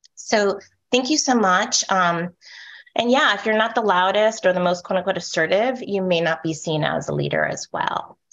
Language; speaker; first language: English; native; English